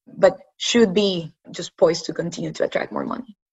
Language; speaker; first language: English; non-native, fluent; Spanish